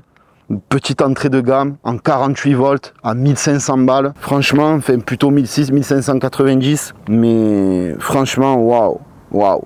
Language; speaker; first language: French; native; French